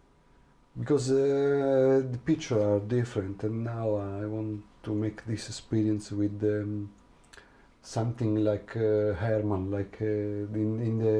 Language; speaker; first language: English; non-native, learner; Italian